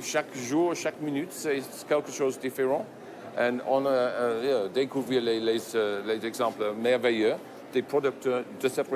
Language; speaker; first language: French; non-native, fluent; English